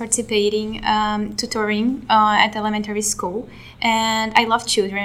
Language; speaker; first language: English; non-native, fluent; Portuguese